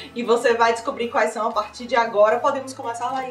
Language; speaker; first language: Portuguese; native; Portuguese